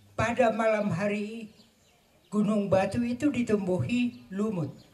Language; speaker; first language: Indonesian; non-native, local second language; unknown